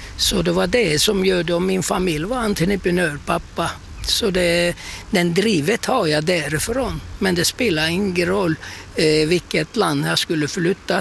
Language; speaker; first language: Swedish; non-native, fluent; Turkish